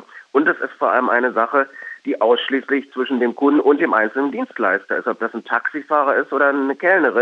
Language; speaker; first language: German; native; German